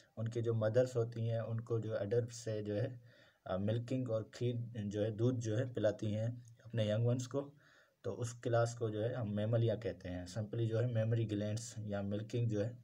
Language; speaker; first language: Urdu; non-native, local second language; Sindhi